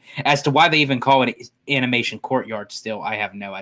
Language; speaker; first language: English; native; English